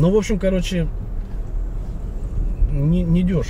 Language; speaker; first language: Russian; native; Russian